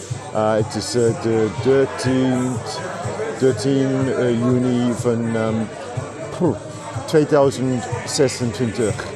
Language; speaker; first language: Dutch; non-native, learner; English